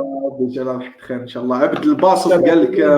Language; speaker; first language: Arabic; native; Arabic